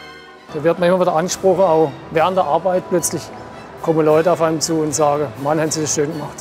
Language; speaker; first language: German; native; German